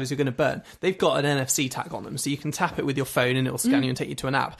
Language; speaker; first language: English; native; English